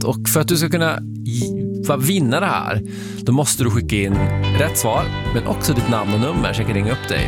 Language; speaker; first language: Swedish; native; Swedish